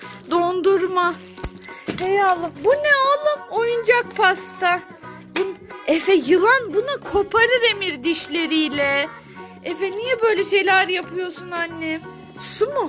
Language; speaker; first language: Turkish; native; Turkish